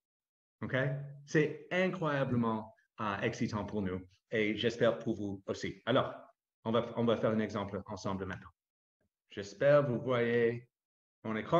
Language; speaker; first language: French; non-native, fluent; English